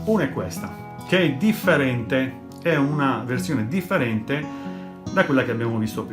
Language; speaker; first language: Italian; native; Italian